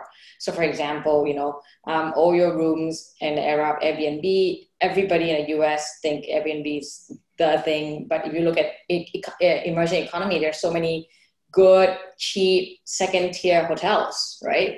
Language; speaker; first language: English; non-native, fluent; Thai